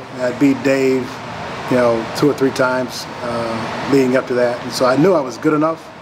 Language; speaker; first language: English; native; English